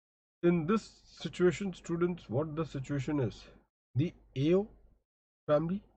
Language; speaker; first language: English; non-native, local second language; Hindi